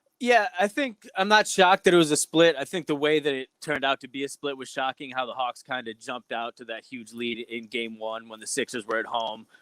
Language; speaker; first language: English; native; English